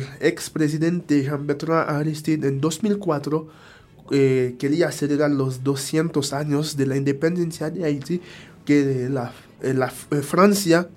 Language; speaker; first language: Spanish; non-native, fluent; Haitian Creole